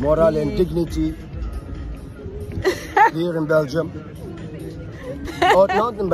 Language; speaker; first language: English; non-native, learner; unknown